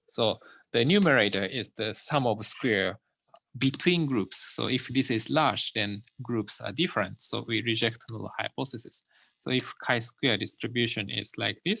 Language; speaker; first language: English; non-native, fluent; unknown